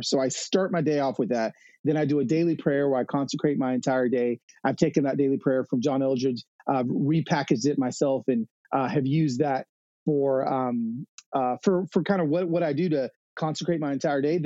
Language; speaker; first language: English; native; English